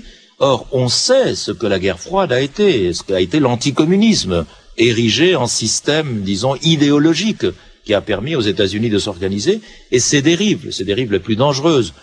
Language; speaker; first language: French; native; French